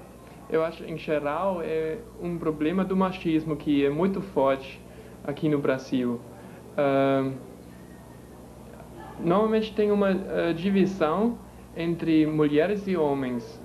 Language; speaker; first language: Portuguese; non-native, fluent; German